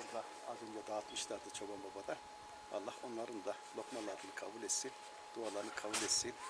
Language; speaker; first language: Turkish; non-native, local second language; Zaza